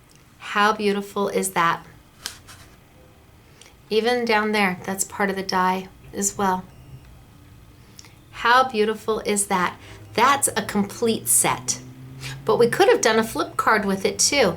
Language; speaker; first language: English; native; English